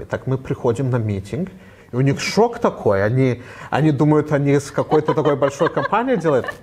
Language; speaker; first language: Russian; early bilingual, heritage; Russian